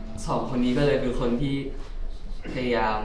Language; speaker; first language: Thai; native; Thai